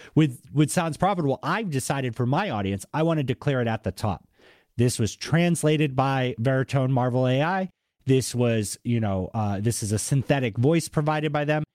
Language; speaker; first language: English; native; English